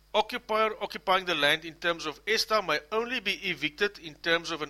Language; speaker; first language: English; non-native, local second language; Afrikaans